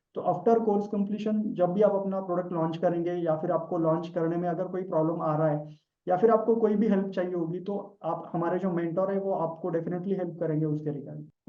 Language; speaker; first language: Hindi; non-native, local second language; Marathi